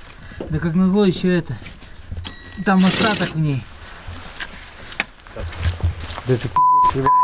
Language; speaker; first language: Russian; native; Russian